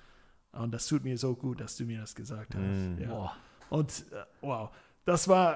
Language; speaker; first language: German; non-native, fluent; English